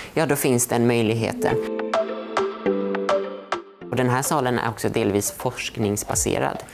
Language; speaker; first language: Swedish; native; Swedish